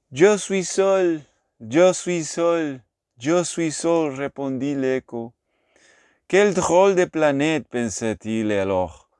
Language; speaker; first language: French; non-native, learner; Spanish